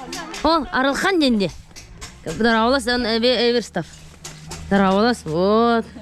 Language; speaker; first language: Russian; non-native, local second language; Yakut